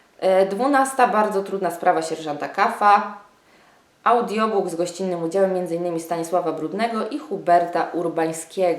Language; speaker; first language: Polish; native; Polish